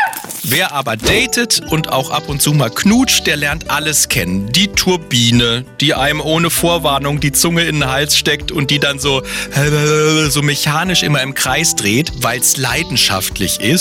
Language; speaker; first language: German; native; German